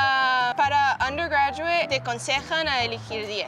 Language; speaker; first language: Spanish; early bilingual, heritage; Spanish